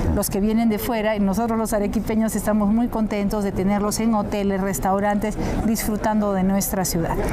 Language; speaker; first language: Spanish; native; Spanish